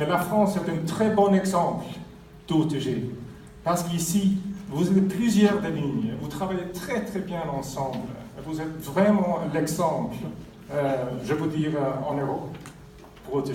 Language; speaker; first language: French; non-native, fluent; Swedish